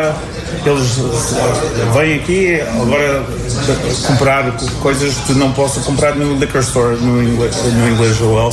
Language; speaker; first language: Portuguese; early bilingual, heritage; Portuguese